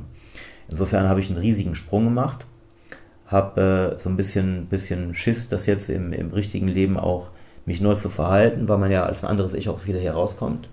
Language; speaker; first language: German; native; German